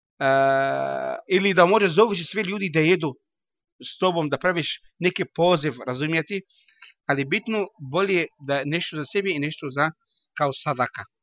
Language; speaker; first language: Bosnian; non-native, learner; Arabic